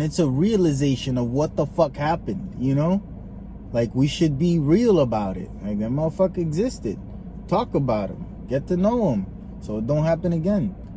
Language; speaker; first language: English; early bilingual, other home language; Spanish